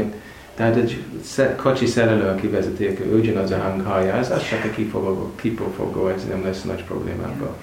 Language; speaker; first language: Hungarian; non-native, fluent; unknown